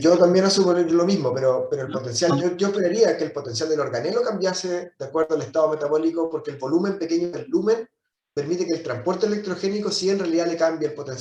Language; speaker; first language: Spanish; native; Spanish